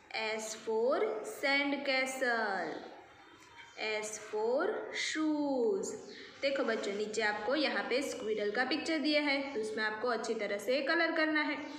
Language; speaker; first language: Hindi; non-native, local second language; Gujarati